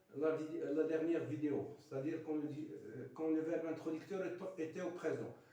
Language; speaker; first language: French; non-native, local second language; Arabic